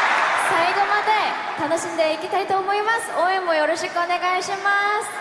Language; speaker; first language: Japanese; non-native, fluent; Korean